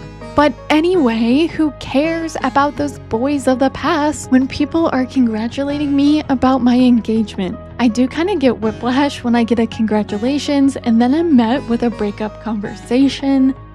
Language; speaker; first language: English; native; English